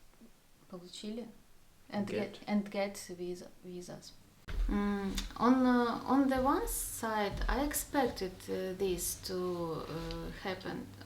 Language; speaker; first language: English; non-native, learner; Russian